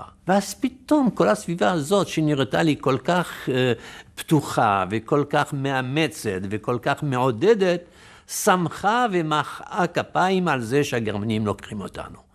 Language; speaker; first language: Hebrew; non-native, fluent; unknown